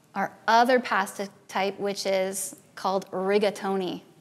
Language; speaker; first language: English; native; English